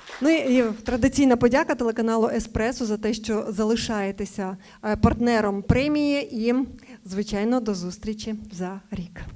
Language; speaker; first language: Ukrainian; native; Ukrainian